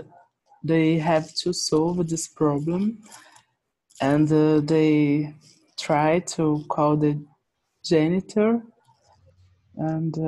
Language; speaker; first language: English; non-native, learner; Portuguese